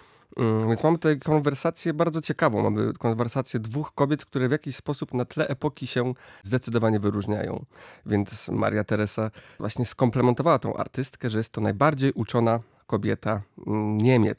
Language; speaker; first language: Polish; native; Polish